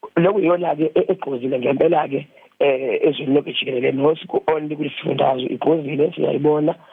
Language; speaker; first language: Zulu; native; Zulu